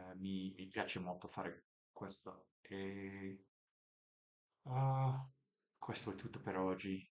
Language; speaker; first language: Italian; non-native, learner; English